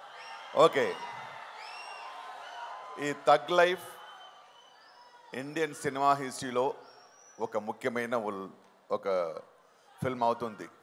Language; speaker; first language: Telugu; non-native, fluent; Tamil